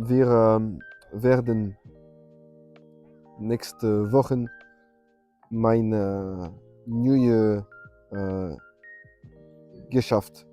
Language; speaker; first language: German; non-native, learner; French